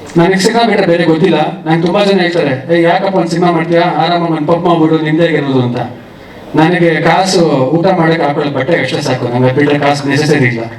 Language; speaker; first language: Kannada; native; Kannada